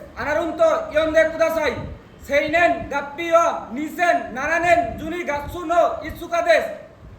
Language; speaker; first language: Japanese; non-native, learner; Bangla